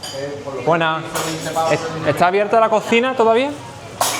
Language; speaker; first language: Spanish; non-native, fluent; English